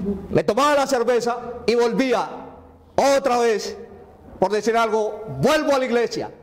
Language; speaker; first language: Spanish; native; Spanish